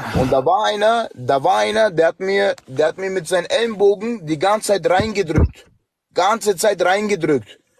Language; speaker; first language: German; early bilingual, other home language; Turkish